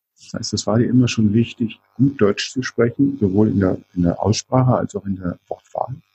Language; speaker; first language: German; native; German